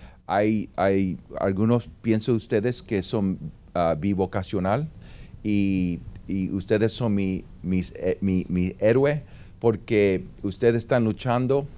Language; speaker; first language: Spanish; early bilingual, heritage; Spanish